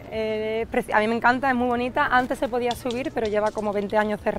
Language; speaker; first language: Spanish; native; Spanish